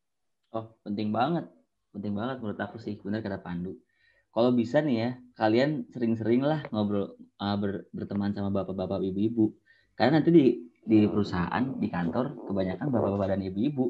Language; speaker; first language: Indonesian; native; Indonesian